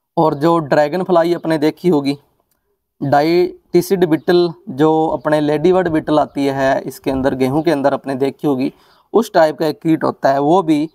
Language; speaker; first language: Hindi; non-native, local second language; Punjabi